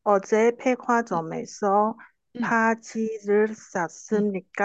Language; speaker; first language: Korean; non-native, learner; Chinese